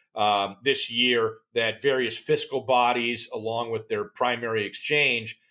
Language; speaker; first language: English; native; English